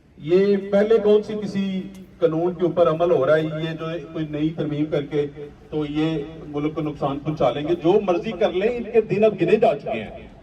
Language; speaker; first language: Urdu; non-native, local second language; Punjabi